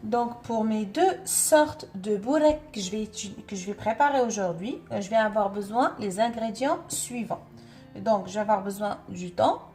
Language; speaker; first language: French; non-native, local second language; Arabic